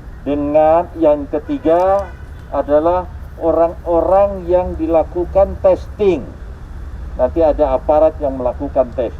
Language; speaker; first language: Indonesian; native; Indonesian